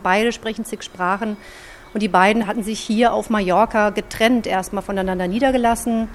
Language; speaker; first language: German; native; German